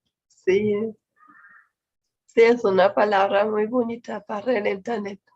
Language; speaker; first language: Spanish; non-native, fluent; German